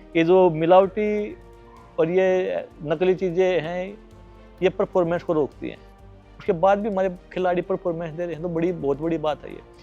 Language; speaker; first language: Hindi; native; Hindi